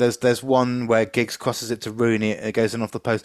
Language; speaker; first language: English; native; English